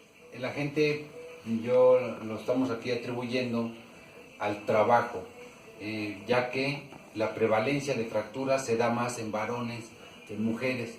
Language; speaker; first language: Spanish; native; Spanish